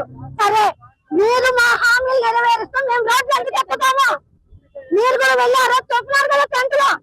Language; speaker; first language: Telugu; native; Telugu